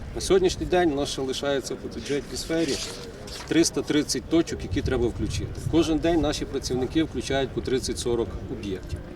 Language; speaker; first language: Ukrainian; native; Ukrainian